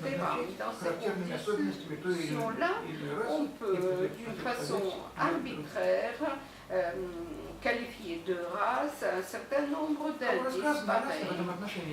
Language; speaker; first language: French; non-native, fluent; Russian